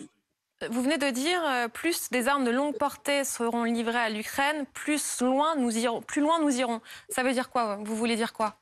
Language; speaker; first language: French; native; French